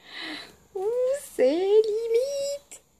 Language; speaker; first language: French; native; French